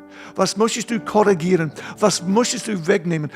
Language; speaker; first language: German; non-native, fluent; English